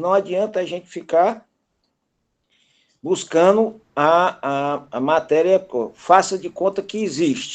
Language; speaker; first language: Portuguese; native; Portuguese